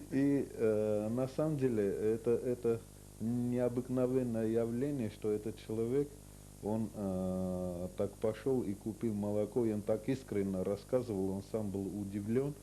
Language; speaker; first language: Russian; non-native, local second language; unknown